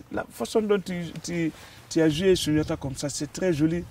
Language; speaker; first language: French; non-native, local second language; Mandingo